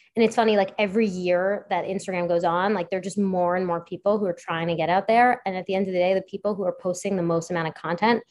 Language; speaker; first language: English; native; English